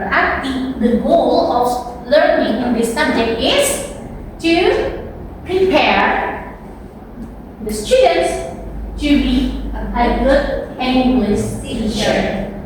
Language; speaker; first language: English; non-native, fluent; Indonesian